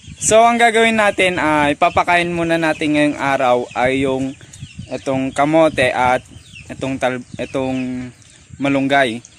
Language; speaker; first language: Filipino; non-native, local second language; Iloko